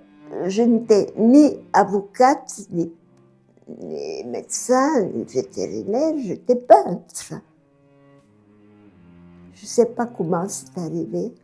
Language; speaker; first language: French; non-native, fluent; Bulgarian